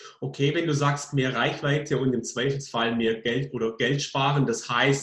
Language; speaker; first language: German; native; German